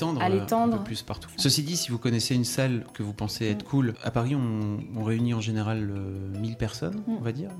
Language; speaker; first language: French; native; French